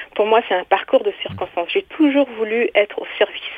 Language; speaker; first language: French; non-native, local second language; Kinyarwanda